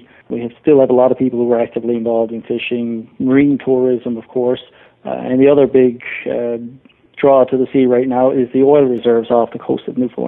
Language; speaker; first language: English; native; English